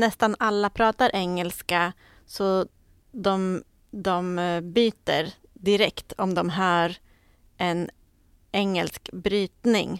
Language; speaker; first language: Swedish; native; Swedish